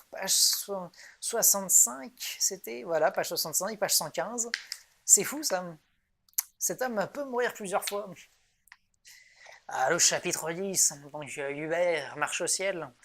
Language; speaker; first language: French; native; French